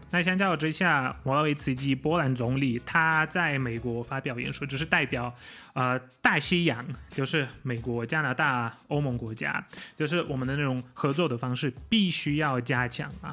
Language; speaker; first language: Chinese; non-native, fluent; Polish